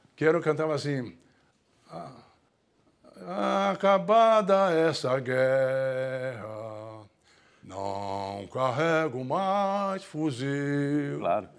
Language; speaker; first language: Portuguese; native; Portuguese